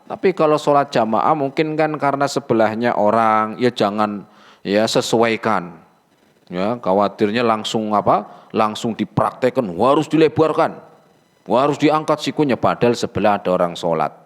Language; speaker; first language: Indonesian; native; Indonesian